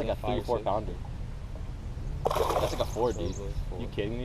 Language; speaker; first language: English; native; English